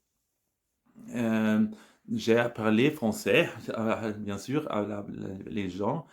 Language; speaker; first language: French; non-native, learner; German